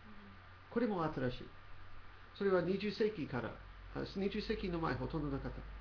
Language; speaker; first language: Japanese; non-native, learner; English